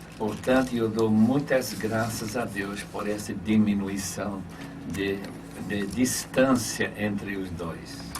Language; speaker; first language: Portuguese; non-native, fluent; English